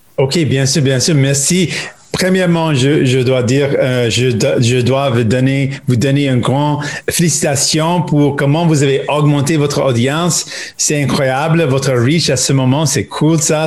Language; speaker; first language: French; non-native, local second language; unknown